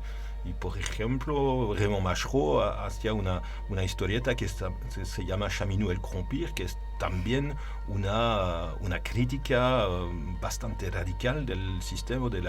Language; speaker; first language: Spanish; non-native, learner; French